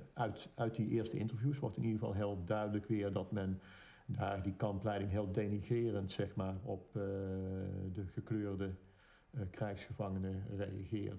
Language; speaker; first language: Dutch; native; Dutch